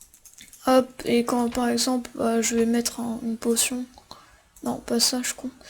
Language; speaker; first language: French; native; French